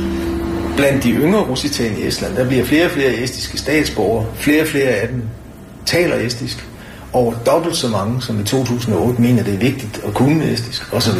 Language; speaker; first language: Danish; native; Danish